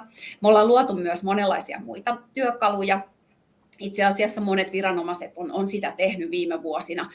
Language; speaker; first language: Finnish; native; Finnish